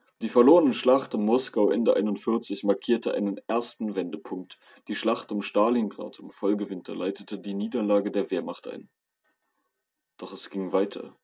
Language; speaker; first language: German; native; German